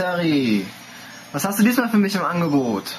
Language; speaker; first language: German; native; German